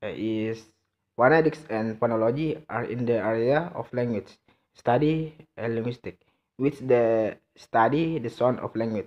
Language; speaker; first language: English; non-native, learner; Indonesian